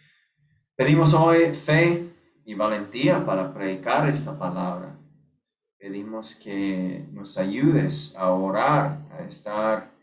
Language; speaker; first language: Spanish; non-native, fluent; English